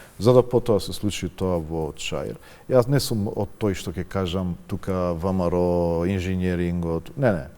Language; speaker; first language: Macedonian; non-native, local second language; Albanian